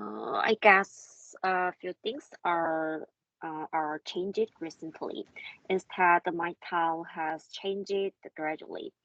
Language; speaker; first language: English; non-native, learner; Korean